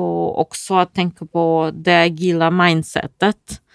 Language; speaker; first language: Swedish; non-native, fluent; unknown